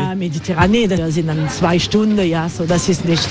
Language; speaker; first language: German; non-native, learner; French